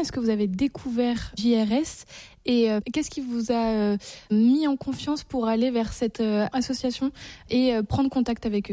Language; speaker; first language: French; native; French